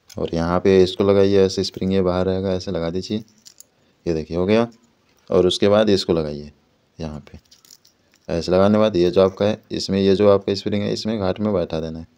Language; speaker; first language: Hindi; native; Hindi